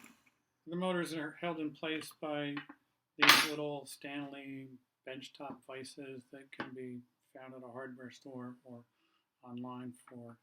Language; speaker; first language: English; native; English